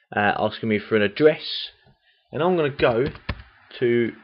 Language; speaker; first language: English; native; English